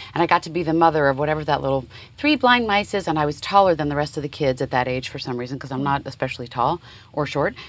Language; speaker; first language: English; native; English